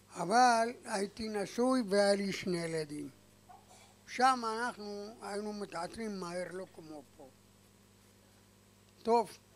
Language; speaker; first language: Hebrew; non-native, fluent; Arabic